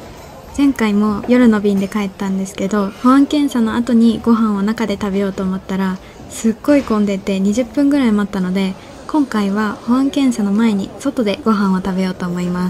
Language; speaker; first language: Japanese; native; Japanese